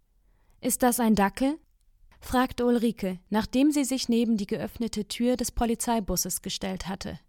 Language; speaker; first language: German; native; German